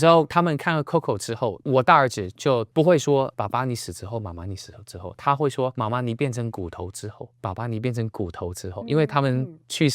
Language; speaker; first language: Chinese; native; Chinese